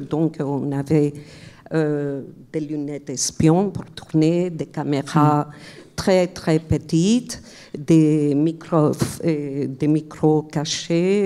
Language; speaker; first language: French; non-native, fluent; Spanish